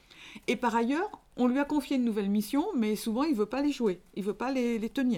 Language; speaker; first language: French; native; French